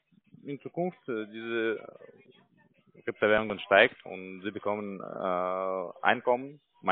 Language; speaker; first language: German; non-native, learner; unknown